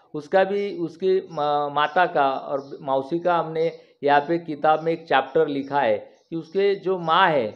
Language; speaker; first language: Hindi; non-native, local second language; Marathi